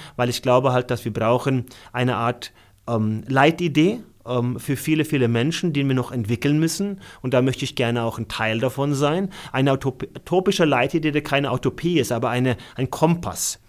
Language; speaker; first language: German; non-native, fluent; Norwegian